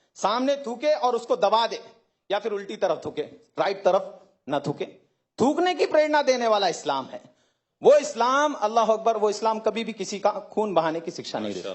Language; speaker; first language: Hindi; native; Hindi